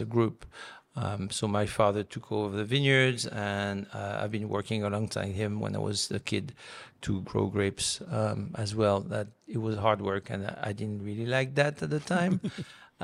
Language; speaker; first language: English; non-native, fluent; French